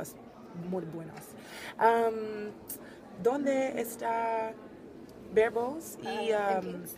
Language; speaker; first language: Spanish; non-native, learner; English